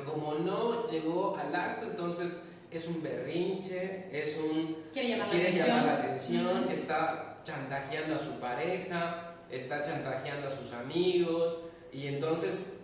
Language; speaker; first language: Spanish; native; Spanish